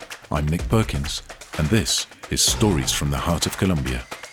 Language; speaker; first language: English; native; English